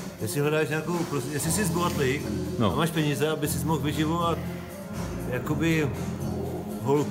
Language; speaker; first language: Czech; non-native, local second language; Polish